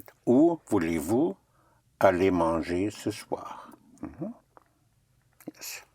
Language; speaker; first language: French; non-native, fluent; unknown